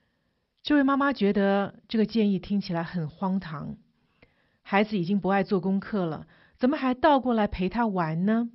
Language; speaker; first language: Chinese; native; Chinese